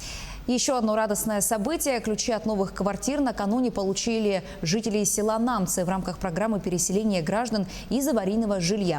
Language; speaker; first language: Russian; native; Russian